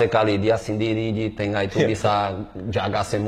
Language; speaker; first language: Indonesian; non-native, fluent; Portuguese